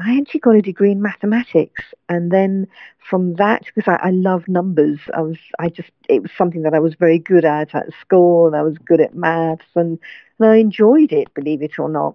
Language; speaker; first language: English; native; English